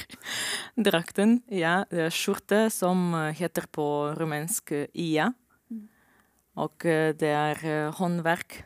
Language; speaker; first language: Norwegian; non-native, learner; Romanian